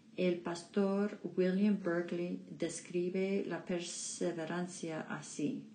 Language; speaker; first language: Spanish; non-native, learner; English